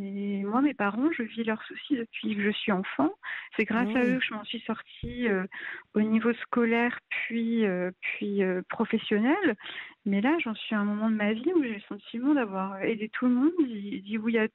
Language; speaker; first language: French; native; French